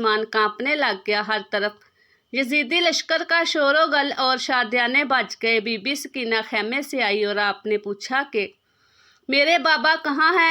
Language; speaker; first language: Urdu; native; Urdu